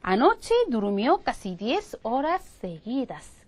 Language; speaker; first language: Spanish; non-native, fluent; Korean